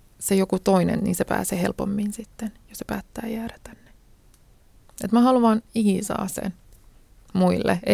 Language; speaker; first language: Finnish; early bilingual, other home language; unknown